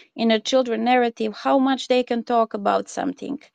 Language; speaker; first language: English; non-native, fluent; Croatian